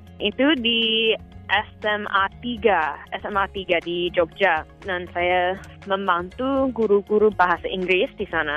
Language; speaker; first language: Indonesian; non-native, fluent; English